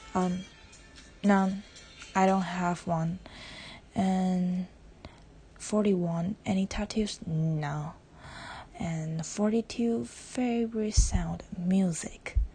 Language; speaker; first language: English; non-native, learner; Chinese